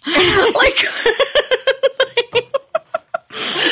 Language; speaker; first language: English; native; English